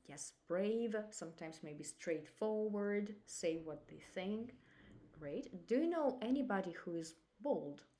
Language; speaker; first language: English; non-native, fluent; Russian